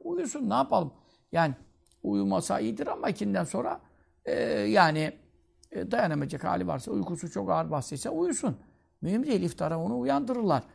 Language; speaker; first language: Turkish; native; Turkish